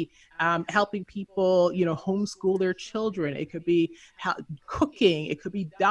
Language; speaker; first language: English; native; English